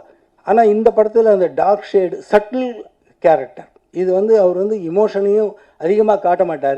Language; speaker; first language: Tamil; native; Tamil